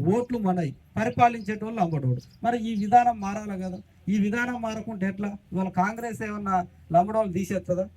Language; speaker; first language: Telugu; non-native, local second language; Koya